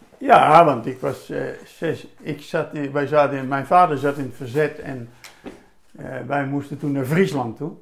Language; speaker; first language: Dutch; native; Dutch